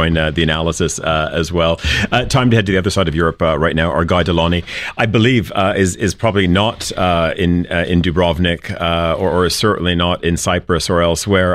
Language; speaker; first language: English; native; English